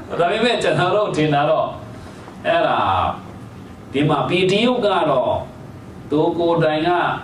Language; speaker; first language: Burmese; non-native, local second language; Hakha Chin